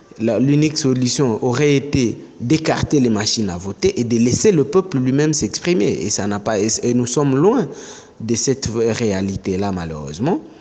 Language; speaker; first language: French; non-native, local second language; Swahili